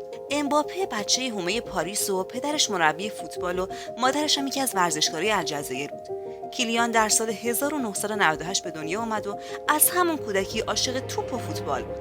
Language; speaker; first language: Persian; native; Persian